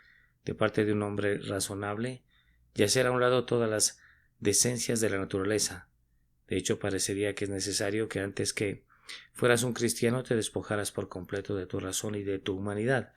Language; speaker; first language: Spanish; native; Spanish